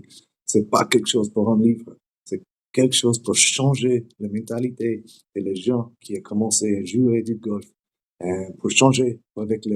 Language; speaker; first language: French; non-native, learner; English